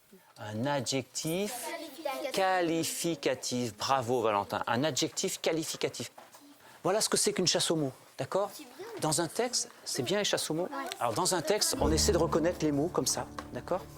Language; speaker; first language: French; native; French